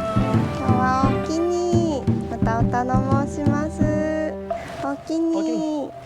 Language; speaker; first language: Japanese; native; Japanese